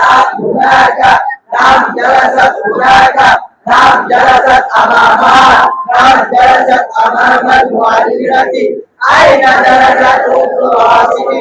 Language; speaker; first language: Arabic; non-native, learner; Bangla